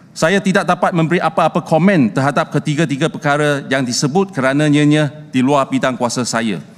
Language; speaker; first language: Malay; non-native, local second language; Chinese